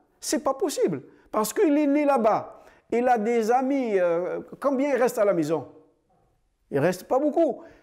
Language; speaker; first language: French; non-native, fluent; Arabic